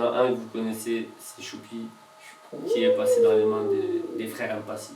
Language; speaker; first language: French; native; French